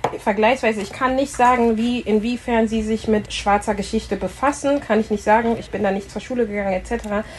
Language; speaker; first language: German; native; German